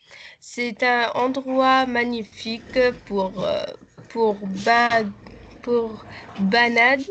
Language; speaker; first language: French; non-native, learner; Arabic